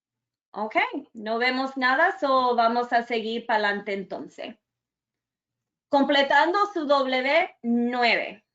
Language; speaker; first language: Spanish; early bilingual, other home language; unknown